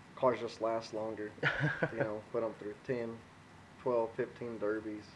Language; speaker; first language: English; native; English